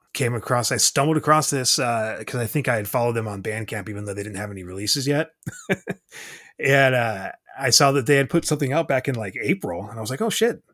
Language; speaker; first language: English; native; English